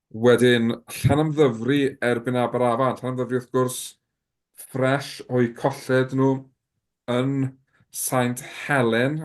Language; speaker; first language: Welsh; native; Welsh